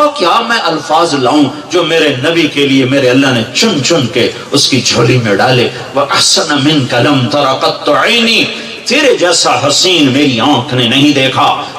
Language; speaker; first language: Urdu; non-native, local second language; Punjabi